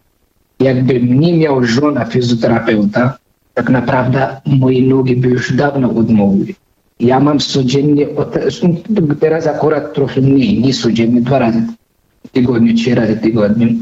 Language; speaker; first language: Polish; non-native, fluent; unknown